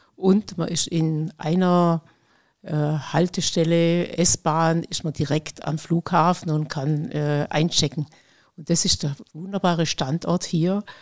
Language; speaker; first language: German; native; German